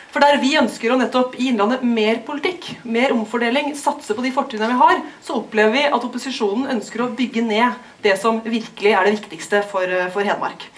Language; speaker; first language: Norwegian; native; Norwegian